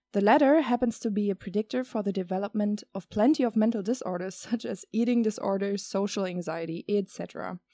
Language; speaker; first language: English; non-native, fluent; German